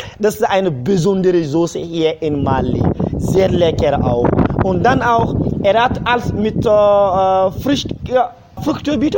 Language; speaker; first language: German; non-native, fluent; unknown